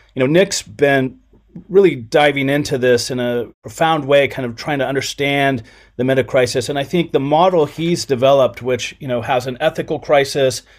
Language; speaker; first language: English; native; English